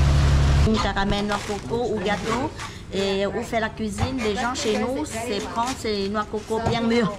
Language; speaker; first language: French; non-native, learner; Vietnamese